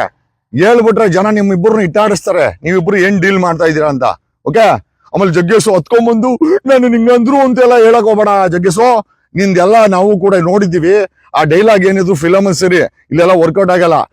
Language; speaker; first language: Kannada; native; Kannada